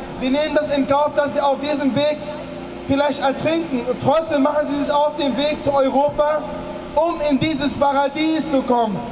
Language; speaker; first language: German; early bilingual, other home language; Arabic